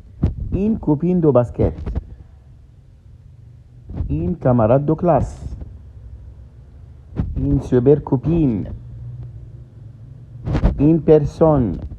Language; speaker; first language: French; non-native, fluent; Arabic